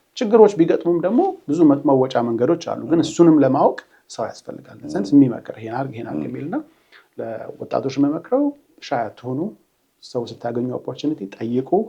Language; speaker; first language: Amharic; native; Amharic